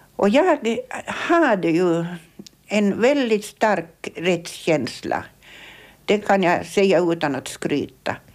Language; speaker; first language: Swedish; native; Swedish